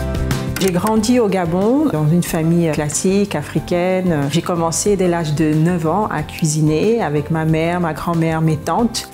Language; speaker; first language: French; native; French